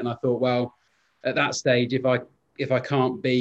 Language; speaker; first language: English; native; English